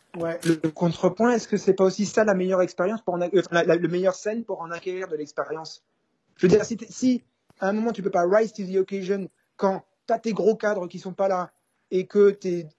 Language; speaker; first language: French; native; French